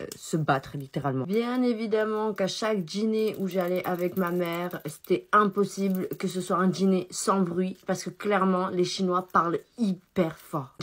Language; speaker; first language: French; early bilingual, other home language; Chinese